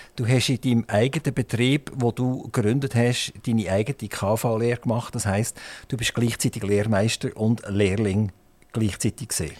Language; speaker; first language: German; native; German